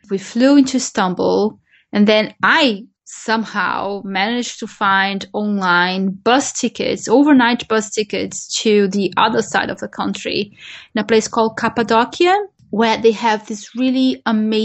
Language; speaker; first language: English; non-native, fluent; Portuguese